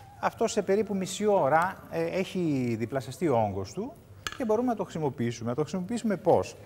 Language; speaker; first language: Greek; non-native, fluent; Italian